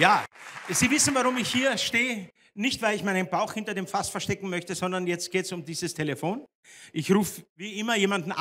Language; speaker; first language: German; native; German